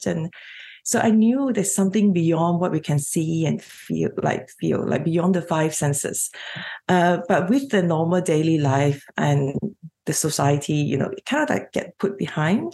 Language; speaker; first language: English; non-native, local second language; Cantonese